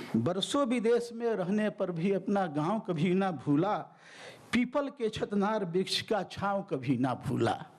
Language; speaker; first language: Hindi; native; Hindi